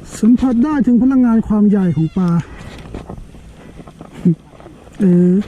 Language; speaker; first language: Thai; non-native, local second language; Northeastern Thai